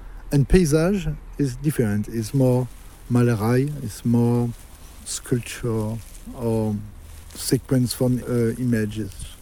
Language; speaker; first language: English; non-native, learner; French